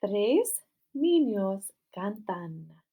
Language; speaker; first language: Spanish; non-native, fluent; English